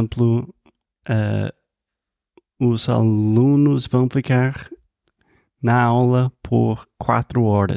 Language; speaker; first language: Portuguese; non-native, fluent; English